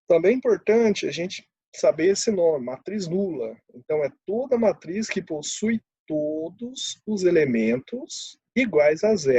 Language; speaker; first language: Portuguese; native; Portuguese